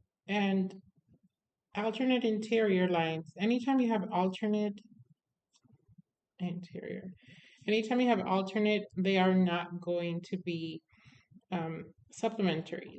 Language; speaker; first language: English; native; English